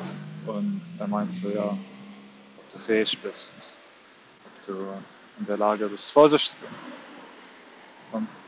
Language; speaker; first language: German; non-native, fluent; Arabic